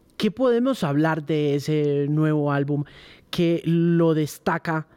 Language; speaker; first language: Spanish; native; Spanish